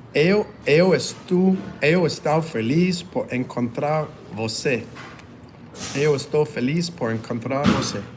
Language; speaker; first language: Portuguese; non-native, learner; English